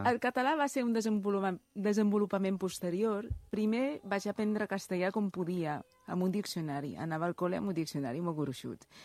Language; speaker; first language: Catalan; early bilingual, other home language; Chinese